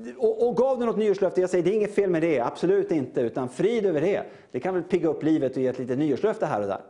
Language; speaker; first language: Swedish; native; Swedish